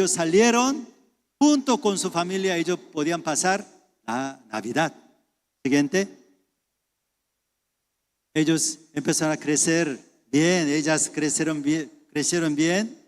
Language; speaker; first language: Spanish; non-native, fluent; Korean